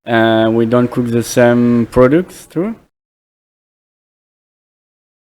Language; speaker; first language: English; non-native, fluent; French